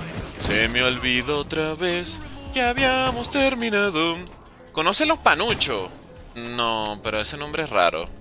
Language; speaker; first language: Spanish; native; Spanish